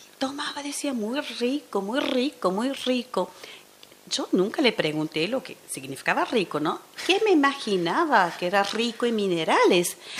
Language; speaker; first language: Spanish; non-native, fluent; Portuguese